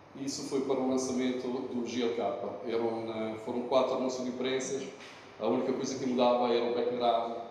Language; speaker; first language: Portuguese; non-native, fluent; Italian